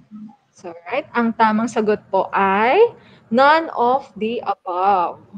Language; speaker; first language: Filipino; native; Filipino